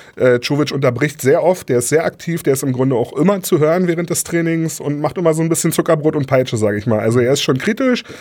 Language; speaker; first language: German; native; German